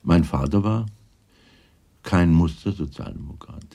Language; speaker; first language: German; native; German